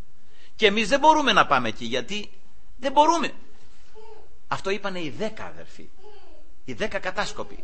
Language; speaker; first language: Greek; native; Greek